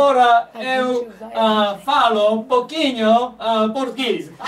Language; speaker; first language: Portuguese; non-native, learner; Korean